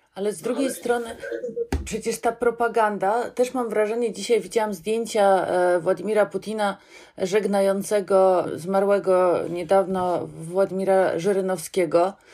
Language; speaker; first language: Polish; native; Polish